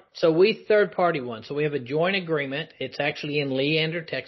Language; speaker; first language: English; native; English